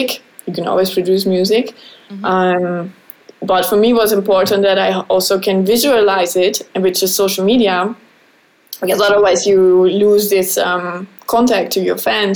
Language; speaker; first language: English; non-native, fluent; German